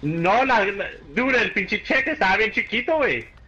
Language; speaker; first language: Spanish; early bilingual, heritage; Spanish